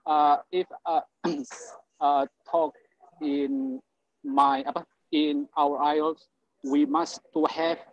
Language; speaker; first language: English; non-native, learner; Indonesian